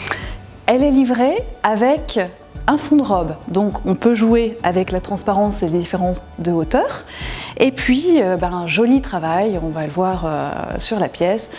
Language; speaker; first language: French; native; French